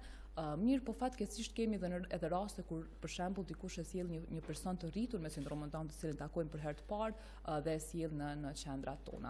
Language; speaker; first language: Albanian; native; Albanian